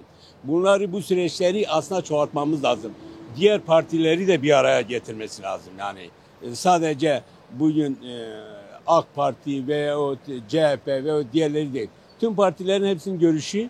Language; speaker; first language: Turkish; non-native, local second language; Kurdish